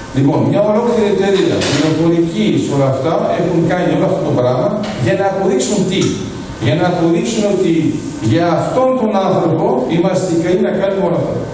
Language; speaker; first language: Greek; early bilingual, heritage; Greek